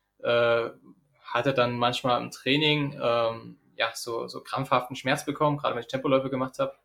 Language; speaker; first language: German; native; German